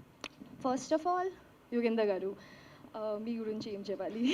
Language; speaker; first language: Telugu; non-native, learner; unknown